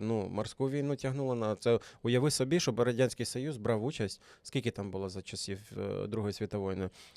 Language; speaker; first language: Ukrainian; native; Ukrainian